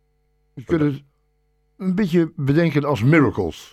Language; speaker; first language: Dutch; native; Dutch